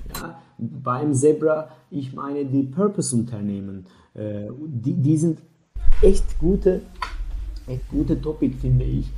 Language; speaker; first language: German; non-native, learner; Turkish